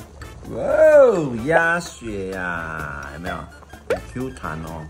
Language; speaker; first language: Chinese; native; Chinese